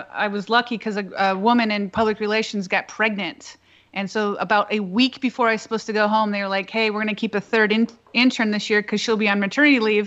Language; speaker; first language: English; native; English